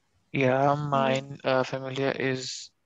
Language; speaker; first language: German; non-native, learner; Urdu